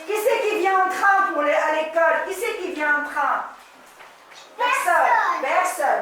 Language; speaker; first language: French; non-native, local second language; Arabic